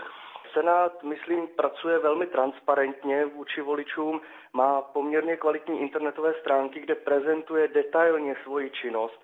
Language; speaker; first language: Czech; native; Czech